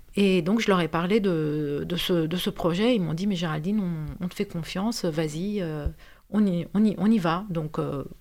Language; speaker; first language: French; non-native, fluent; Romanian